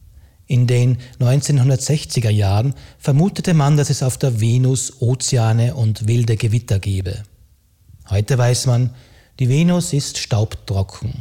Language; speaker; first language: German; native; German